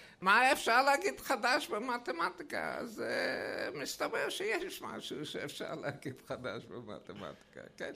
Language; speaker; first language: Hebrew; non-native, fluent; English